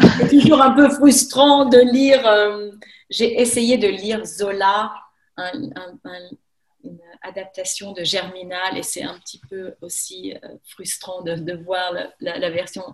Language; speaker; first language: French; native; French